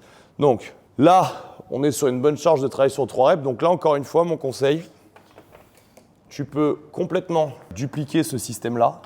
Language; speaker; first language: French; native; French